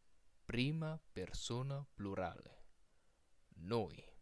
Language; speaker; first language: Italian; non-native, fluent; Filipino